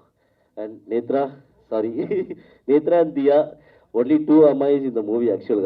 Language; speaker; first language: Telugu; non-native, learner; Malayalam